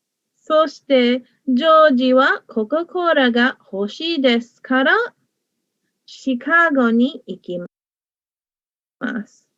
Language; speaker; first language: Japanese; non-native, fluent; English